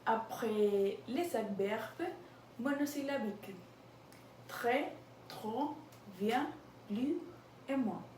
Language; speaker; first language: French; non-native, learner; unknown